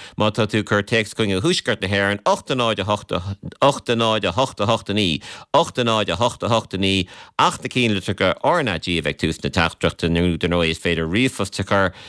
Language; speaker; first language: Irish; native; Irish